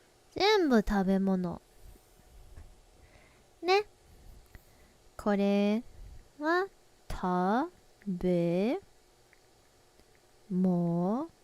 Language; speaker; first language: Japanese; non-native, learner; English